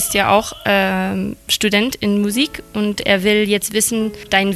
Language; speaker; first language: German; non-native, learner; French